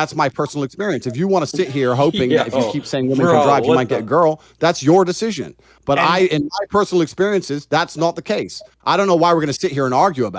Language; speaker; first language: English; native; English